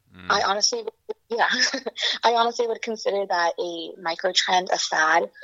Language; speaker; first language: English; early bilingual, other home language; Chinese